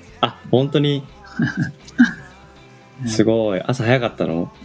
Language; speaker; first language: Japanese; native; Japanese